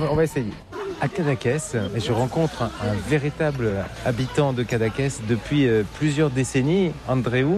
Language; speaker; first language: French; native; French